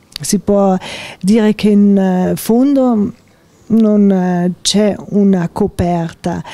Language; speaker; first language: Italian; non-native, local second language; German